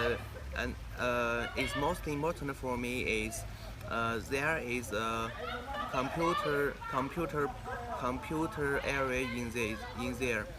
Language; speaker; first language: English; non-native, learner; Chinese